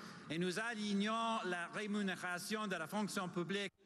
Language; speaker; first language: French; non-native, fluent; English